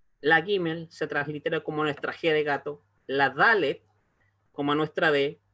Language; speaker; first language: Spanish; native; Spanish